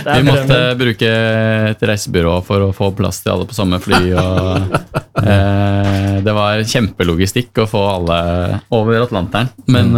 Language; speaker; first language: Norwegian; native; Norwegian